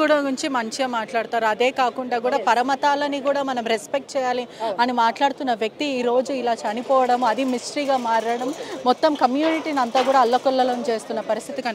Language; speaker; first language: Telugu; native; Telugu